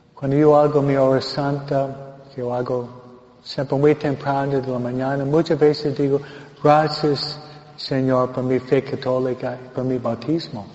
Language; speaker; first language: Spanish; non-native, fluent; English